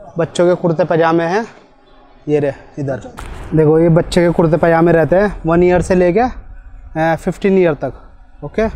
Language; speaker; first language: Hindi; native; Hindi